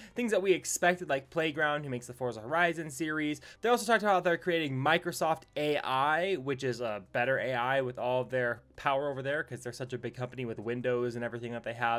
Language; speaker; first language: English; native; English